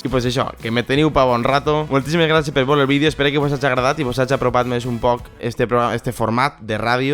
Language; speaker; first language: Catalan; native; Catalan